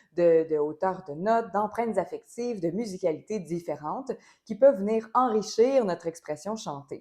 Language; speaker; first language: French; native; French